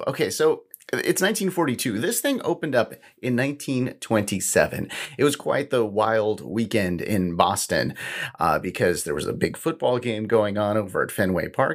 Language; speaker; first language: English; native; English